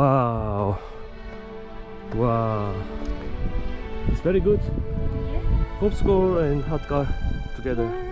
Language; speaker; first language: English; non-native, learner; Korean